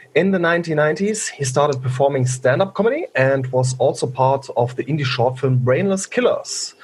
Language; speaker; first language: English; non-native, fluent; German